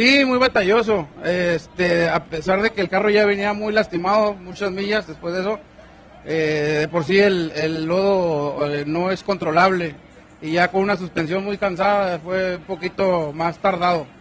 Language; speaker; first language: Spanish; native; Spanish